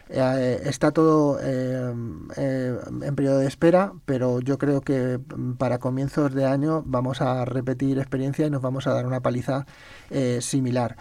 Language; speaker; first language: Spanish; native; Spanish